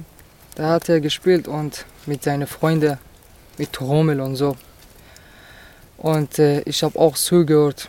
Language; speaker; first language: German; non-native, fluent; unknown